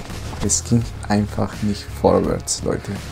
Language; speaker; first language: German; non-native, fluent; Spanish